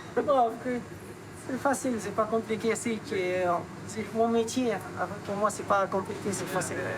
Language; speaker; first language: French; non-native, learner; Persian